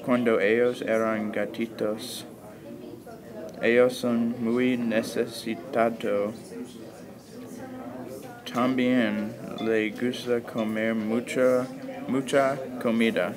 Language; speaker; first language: Spanish; non-native, learner; English